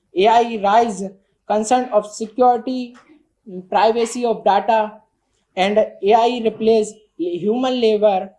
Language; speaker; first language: English; non-native, learner; Hindi